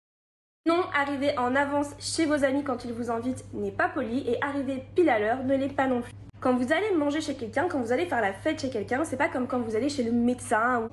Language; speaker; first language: French; native; French